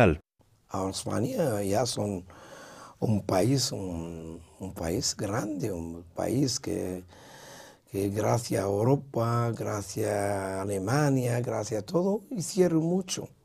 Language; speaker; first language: Spanish; non-native, learner; Arabic